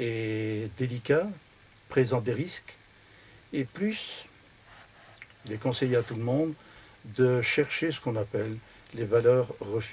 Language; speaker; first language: French; native; French